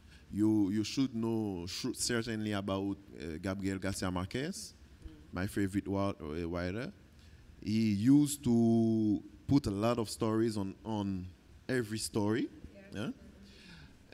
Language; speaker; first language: English; non-native, learner; Haitian Creole